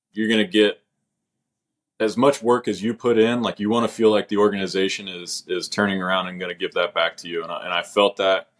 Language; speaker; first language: English; native; English